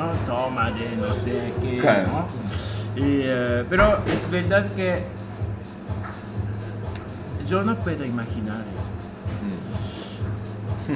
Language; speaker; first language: Spanish; non-native, learner; Japanese